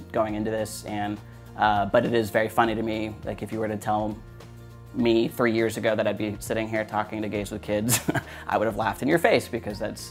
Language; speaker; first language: English; native; English